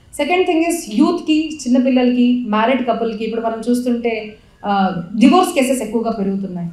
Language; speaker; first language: Telugu; non-native, local second language; Marathi